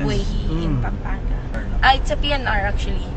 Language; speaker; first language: English; non-native, local second language; Filipino